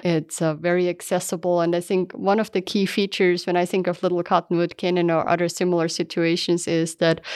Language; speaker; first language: English; non-native, fluent; German